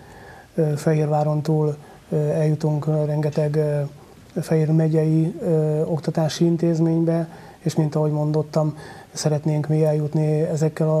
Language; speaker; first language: Hungarian; native; Hungarian